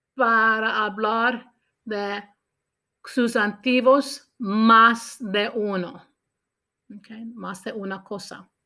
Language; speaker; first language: Spanish; non-native, learner; English